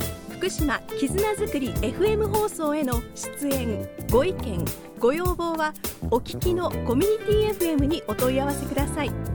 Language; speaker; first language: Japanese; native; Japanese